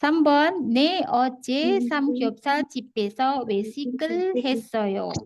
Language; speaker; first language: Korean; non-native, fluent; Indonesian